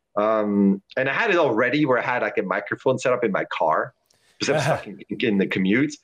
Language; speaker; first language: English; non-native, fluent; German